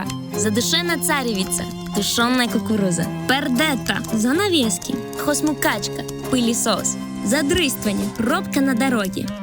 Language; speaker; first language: Russian; native; Russian